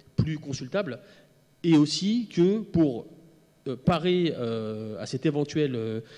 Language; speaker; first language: French; native; French